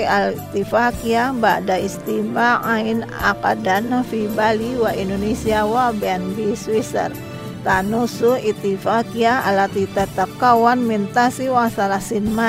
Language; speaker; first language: Arabic; non-native, learner; Indonesian